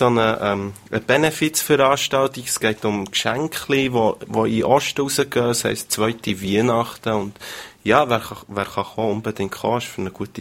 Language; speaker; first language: German; native; German